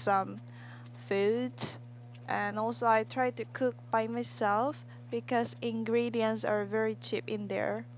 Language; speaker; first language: English; non-native, learner; Korean